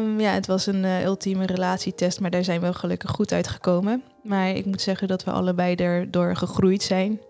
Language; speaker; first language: Dutch; early bilingual, other home language; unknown